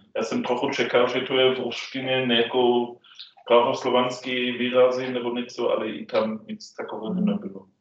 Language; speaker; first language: Czech; non-native, fluent; German